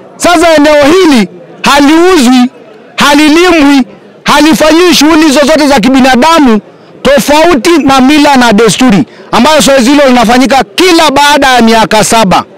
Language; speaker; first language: Swahili; non-native, local second language; Masai